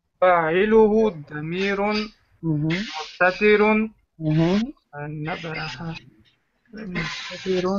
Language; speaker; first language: Arabic; non-native, learner; French